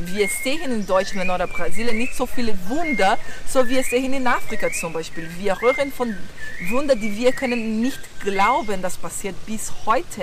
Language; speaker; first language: German; non-native, fluent; Portuguese